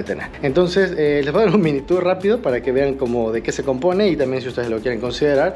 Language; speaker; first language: Spanish; native; Spanish